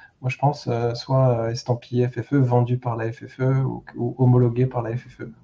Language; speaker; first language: French; native; French